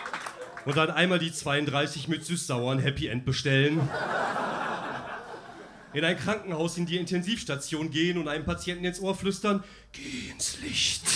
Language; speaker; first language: German; native; German